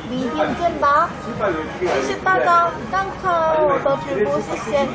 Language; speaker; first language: Chinese; non-native, learner; Korean